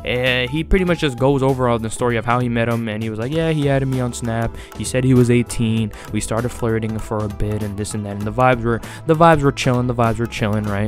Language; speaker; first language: English; native; English